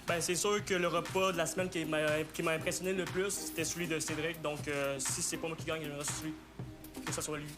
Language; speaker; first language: French; early bilingual, other home language; Vietnamese